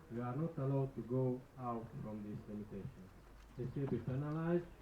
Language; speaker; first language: English; non-native, learner; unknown